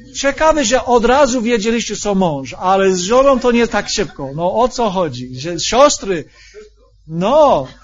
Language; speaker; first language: Polish; non-native, fluent; English